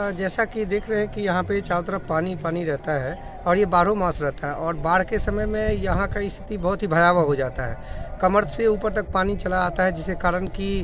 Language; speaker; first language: Hindi; native; Hindi